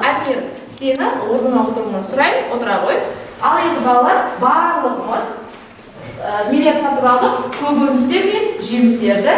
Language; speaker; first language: Kazakh; native; Kazakh